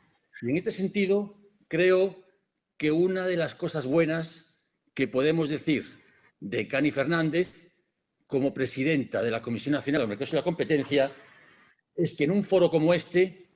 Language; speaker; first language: Spanish; native; Spanish